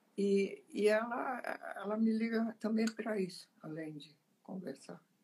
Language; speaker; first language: Portuguese; early bilingual, other home language; Italian